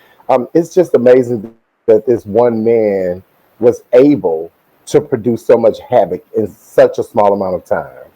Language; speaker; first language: English; native; English